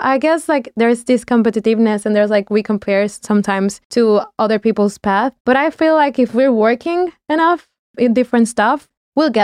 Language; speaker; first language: English; non-native, fluent; Spanish